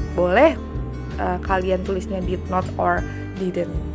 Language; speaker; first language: English; non-native, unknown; Indonesian